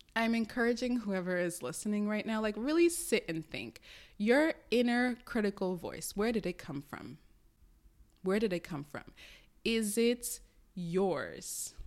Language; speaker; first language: English; early bilingual, other home language; Yoruba